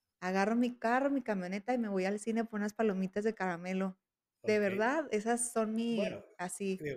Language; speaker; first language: Spanish; native; Spanish